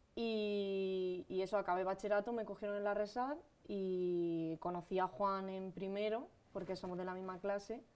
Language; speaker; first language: Spanish; native; Spanish